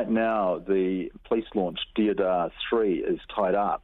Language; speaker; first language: English; native; English